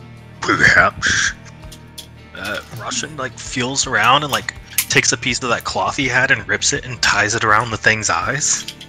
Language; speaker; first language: English; native; English